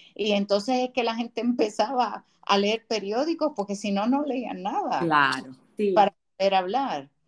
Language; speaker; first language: Spanish; native; Spanish